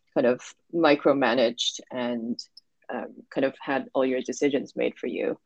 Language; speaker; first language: English; non-native, local second language; Cantonese